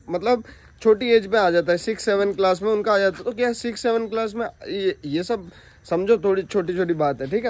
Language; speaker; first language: Hindi; non-native, local second language; Odia